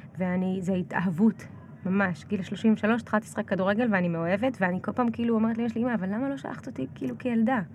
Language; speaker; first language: Hebrew; early bilingual, other home language; Russian